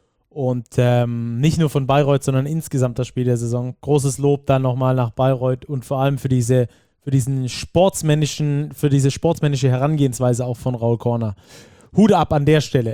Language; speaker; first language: German; native; German